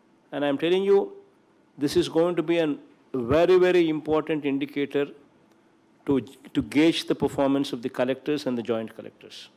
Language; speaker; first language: English; non-native, local second language; Telugu